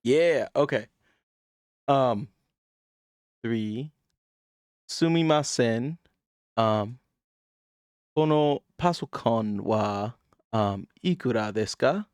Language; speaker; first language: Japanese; non-native, learner; English